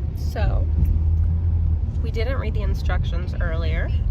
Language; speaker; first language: English; native; English